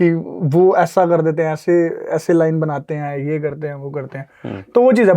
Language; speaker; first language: Hindi; native; Hindi